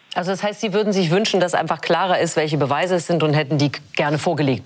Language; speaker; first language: German; native; German